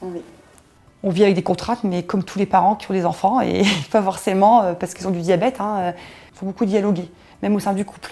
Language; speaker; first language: French; native; French